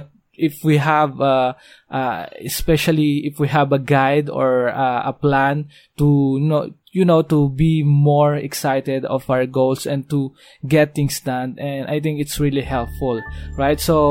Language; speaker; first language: English; non-native, local second language; Filipino